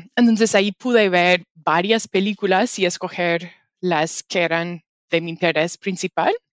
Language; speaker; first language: Spanish; non-native, fluent; English